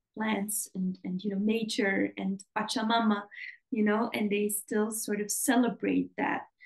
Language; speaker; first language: English; non-native, fluent; Dutch